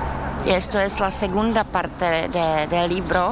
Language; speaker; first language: Spanish; non-native, fluent; Czech